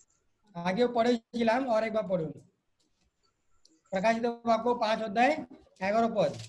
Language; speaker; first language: Bangla; non-native, local second language; Hindi